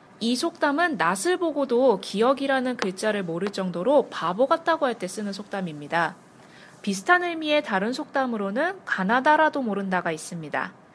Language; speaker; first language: Korean; native; Korean